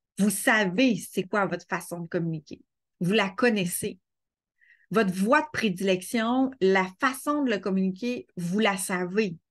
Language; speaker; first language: French; native; French